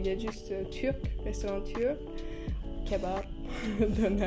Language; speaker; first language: French; non-native, learner; Turkish